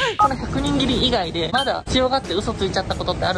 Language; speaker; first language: Japanese; native; Japanese